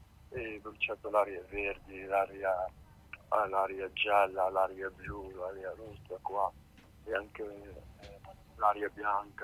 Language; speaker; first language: Italian; non-native, learner; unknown